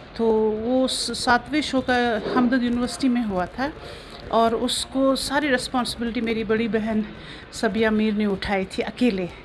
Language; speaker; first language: Urdu; non-native, local second language; Kashmiri